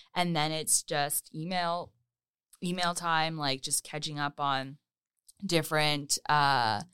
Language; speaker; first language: English; native; English